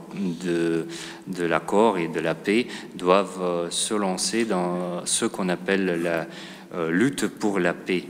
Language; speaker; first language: French; non-native, fluent; Russian